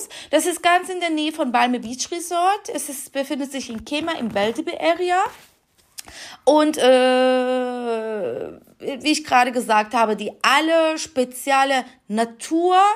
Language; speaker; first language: German; non-native, fluent; Turkish